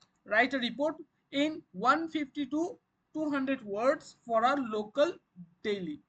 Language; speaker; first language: English; non-native, local second language; Bangla